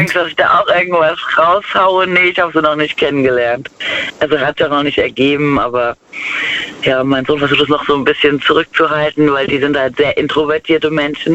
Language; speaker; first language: German; native; German